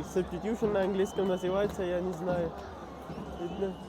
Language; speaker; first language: Russian; non-native, learner; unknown